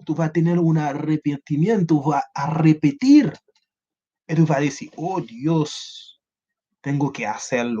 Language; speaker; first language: Spanish; non-native, learner; Haitian Creole